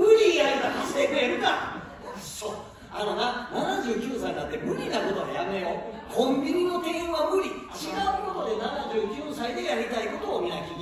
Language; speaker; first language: Japanese; native; Japanese